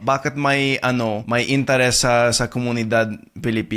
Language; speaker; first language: Filipino; non-native, fluent; English